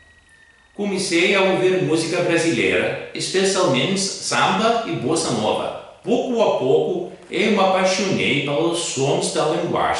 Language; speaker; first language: Portuguese; non-native, fluent; Greek